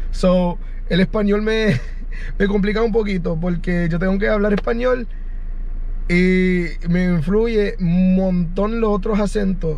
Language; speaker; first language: Spanish; early bilingual, heritage; English